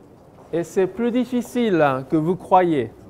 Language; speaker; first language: French; non-native, fluent; English